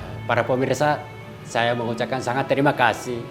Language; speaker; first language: Indonesian; non-native, fluent; Korean